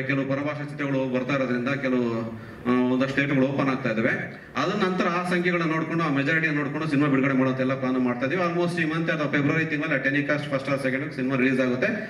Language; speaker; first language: Kannada; native; Kannada